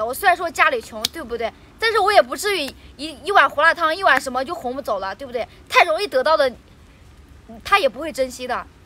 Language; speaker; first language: Chinese; native; Chinese